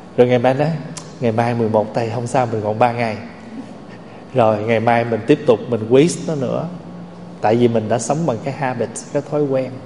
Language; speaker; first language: Vietnamese; native; Vietnamese